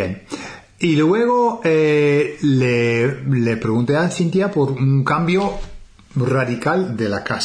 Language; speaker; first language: Spanish; non-native, fluent; English